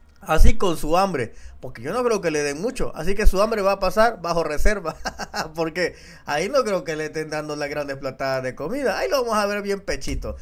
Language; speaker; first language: Spanish; native; Spanish